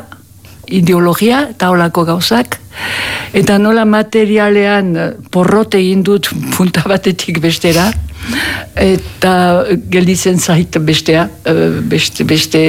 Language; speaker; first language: Basque; native; Basque